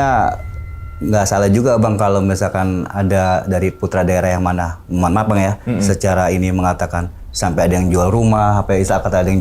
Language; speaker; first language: Indonesian; native; Indonesian